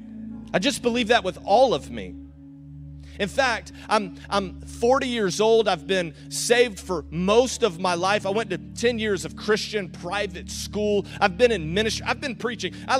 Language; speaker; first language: English; native; English